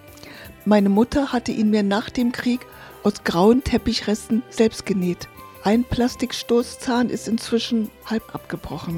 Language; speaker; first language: German; native; German